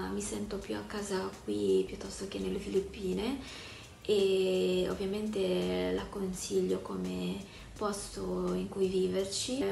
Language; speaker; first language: Italian; early bilingual, other home language; Filipino